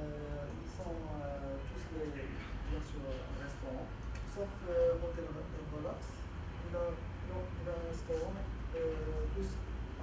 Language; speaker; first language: French; non-native, local second language; Arabic